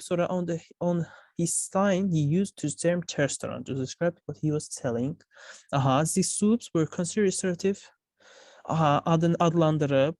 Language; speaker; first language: English; non-native, fluent; Azerbaijani